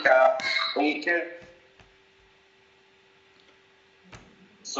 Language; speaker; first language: Italian; non-native, learner; Arabic